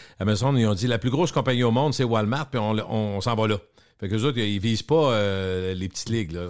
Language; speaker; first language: French; native; French